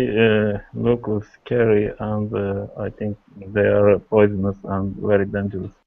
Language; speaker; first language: English; non-native, learner; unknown